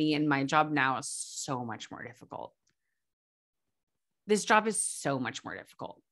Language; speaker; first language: English; native; English